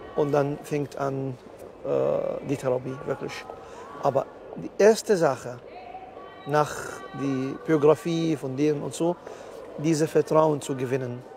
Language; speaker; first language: German; non-native, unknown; Arabic